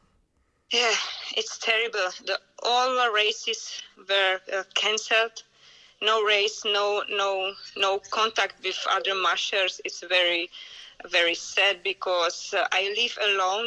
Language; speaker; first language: English; non-native, learner; Czech